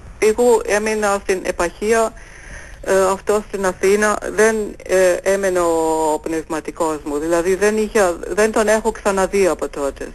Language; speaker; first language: Greek; non-native, fluent; German